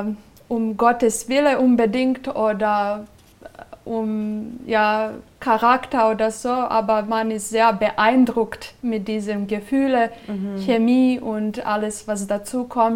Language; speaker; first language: German; non-native, fluent; Serbian